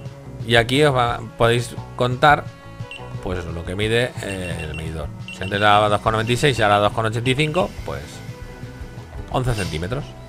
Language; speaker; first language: Spanish; native; Spanish